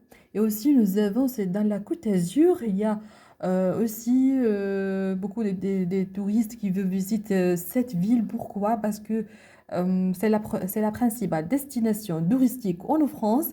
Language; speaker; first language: French; non-native, learner; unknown